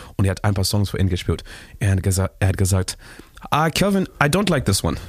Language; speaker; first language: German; non-native, learner; Shona